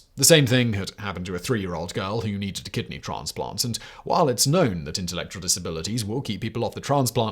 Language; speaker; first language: English; native; English